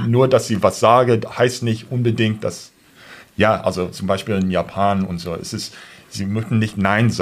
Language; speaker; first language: German; non-native, fluent; English